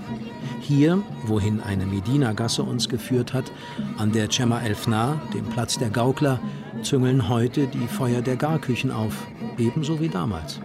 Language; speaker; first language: German; native; German